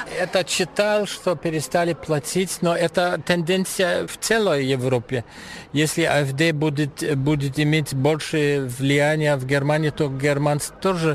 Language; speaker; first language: Russian; non-native, fluent; German